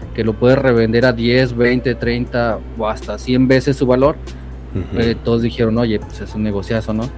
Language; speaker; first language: Spanish; native; Spanish